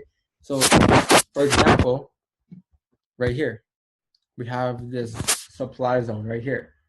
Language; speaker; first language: English; native; English